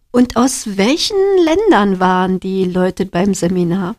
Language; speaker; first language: German; native; German